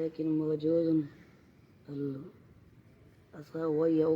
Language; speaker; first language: Arabic; non-native, learner; Urdu